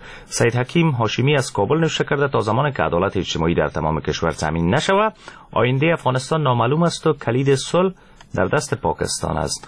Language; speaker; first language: Persian; native; Persian